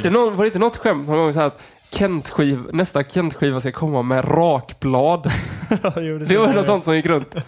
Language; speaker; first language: Swedish; native; Swedish